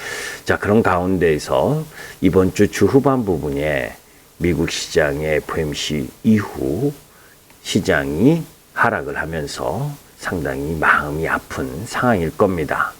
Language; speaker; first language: Korean; native; Korean